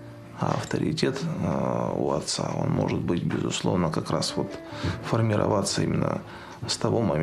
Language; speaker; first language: Russian; native; Russian